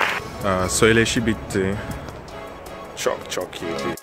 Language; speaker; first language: Turkish; non-native, fluent; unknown